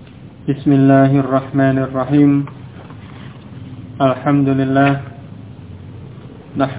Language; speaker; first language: Arabic; non-native, fluent; Indonesian